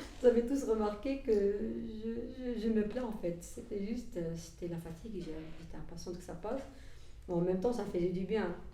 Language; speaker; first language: French; early bilingual, other home language; Arabic